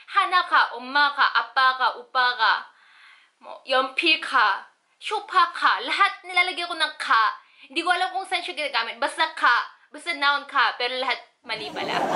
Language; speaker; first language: Filipino; early bilingual, other home language; Korean